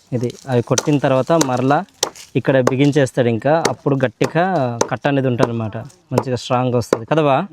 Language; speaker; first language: Telugu; non-native, local second language; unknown